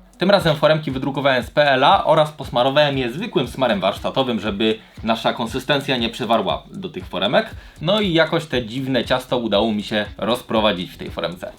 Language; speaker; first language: Polish; native; Polish